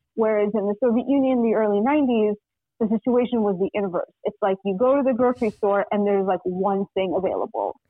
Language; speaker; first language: English; non-native, fluent; Russian